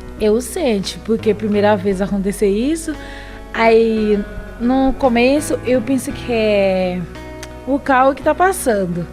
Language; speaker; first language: Portuguese; non-native, learner; Haitian Creole